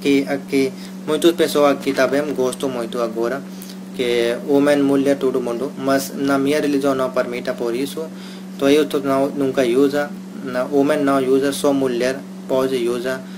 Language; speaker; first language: Portuguese; non-native, learner; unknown